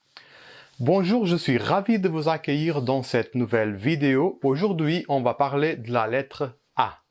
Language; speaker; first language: French; early bilingual, heritage; Portuguese